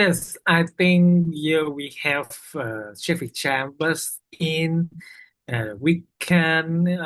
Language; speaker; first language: English; non-native, learner; Vietnamese